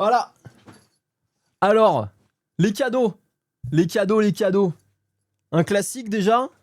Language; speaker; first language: French; native; French